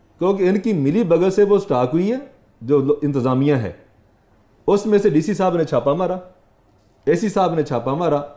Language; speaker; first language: Urdu; non-native, local second language; Punjabi